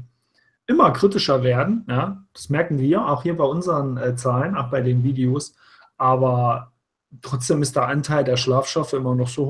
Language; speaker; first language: German; native; German